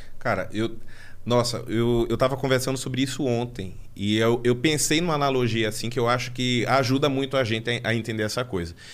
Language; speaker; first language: Portuguese; native; Portuguese